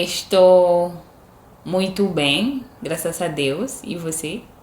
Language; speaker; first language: Portuguese; non-native, learner; Haitian Creole